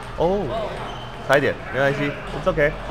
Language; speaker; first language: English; non-native, learner; Chinese